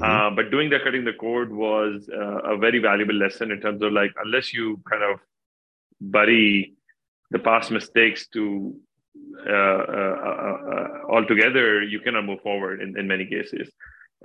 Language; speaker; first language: English; non-native, local second language; Urdu